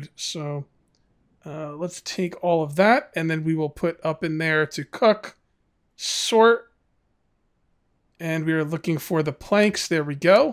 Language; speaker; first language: English; native; English